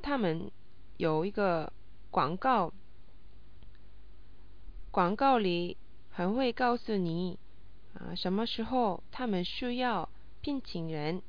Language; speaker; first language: Chinese; non-native, learner; English